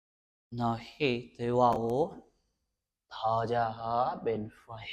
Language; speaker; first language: Vietnamese; non-native, learner; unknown